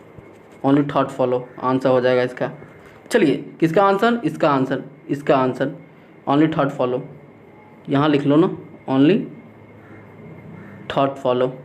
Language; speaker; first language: Hindi; native; Hindi